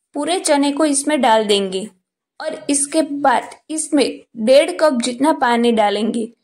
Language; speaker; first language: Hindi; non-native, local second language; Gujarati